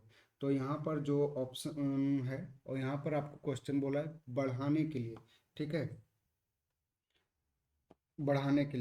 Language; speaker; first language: Hindi; native; Hindi